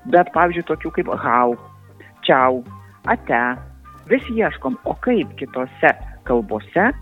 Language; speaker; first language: Lithuanian; native; Lithuanian